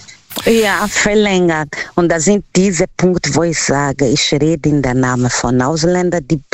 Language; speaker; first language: German; non-native, learner; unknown